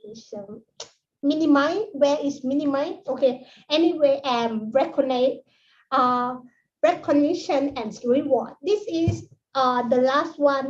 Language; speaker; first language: English; non-native, learner; Thai